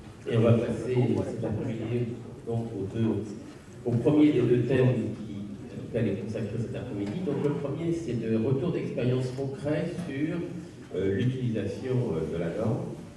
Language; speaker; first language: French; native; French